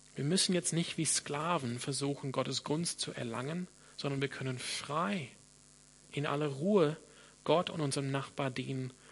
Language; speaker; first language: German; non-native, fluent; English